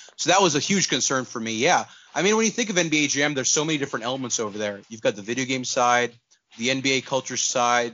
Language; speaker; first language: English; non-native, local second language; Urdu